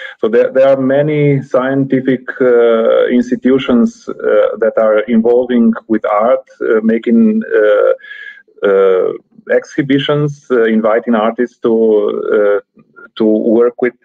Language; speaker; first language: English; non-native, fluent; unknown